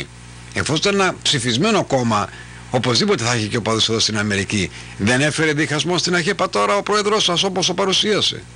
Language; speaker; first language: Greek; native; Greek